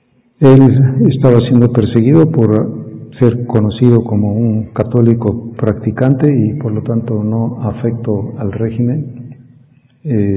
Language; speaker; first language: Spanish; native; Spanish